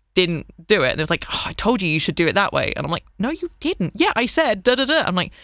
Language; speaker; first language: English; native; English